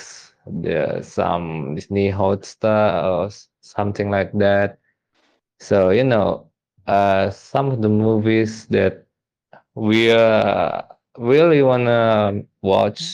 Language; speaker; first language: English; non-native, fluent; Indonesian